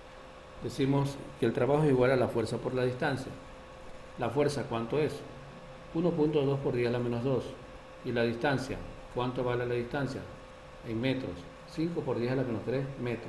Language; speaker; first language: Spanish; native; Spanish